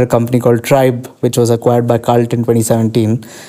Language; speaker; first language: English; non-native, local second language; Kannada